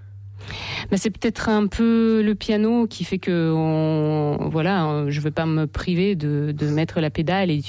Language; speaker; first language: French; non-native, fluent; Russian